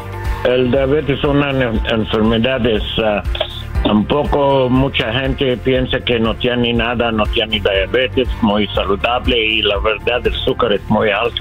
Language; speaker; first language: Spanish; non-native, learner; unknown